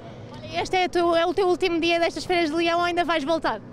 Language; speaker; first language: Portuguese; native; Portuguese